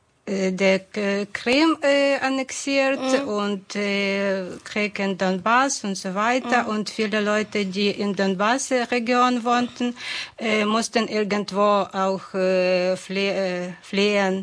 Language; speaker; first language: German; non-native, fluent; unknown